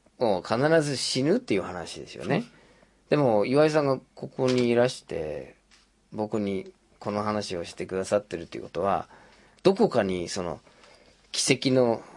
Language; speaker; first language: Japanese; non-native, fluent; English